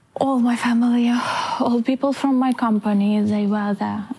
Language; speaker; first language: English; non-native, fluent; Ukrainian